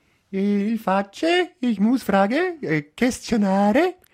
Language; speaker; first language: German; native; German